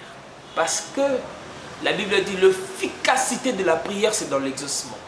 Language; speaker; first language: French; non-native, local second language; Lingala